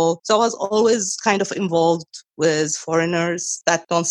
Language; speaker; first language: English; non-native, fluent; Arabic